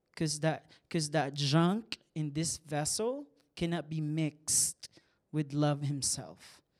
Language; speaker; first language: English; non-native, local second language; Filipino